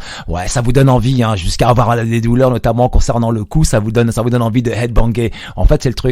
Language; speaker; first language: French; native; French